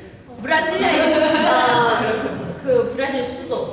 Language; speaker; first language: Korean; non-native, learner; Portuguese